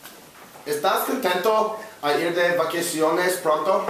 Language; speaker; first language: Spanish; non-native, learner; English